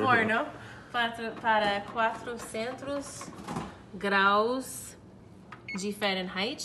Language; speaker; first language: Portuguese; non-native, learner; English